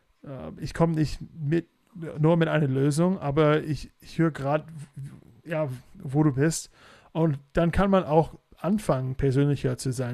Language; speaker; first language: German; non-native, fluent; English